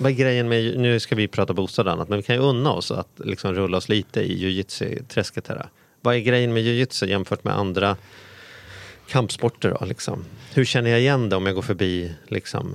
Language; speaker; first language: Swedish; native; Swedish